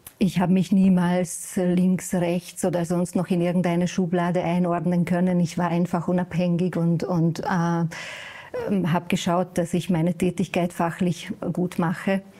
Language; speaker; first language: German; non-native, fluent; Hungarian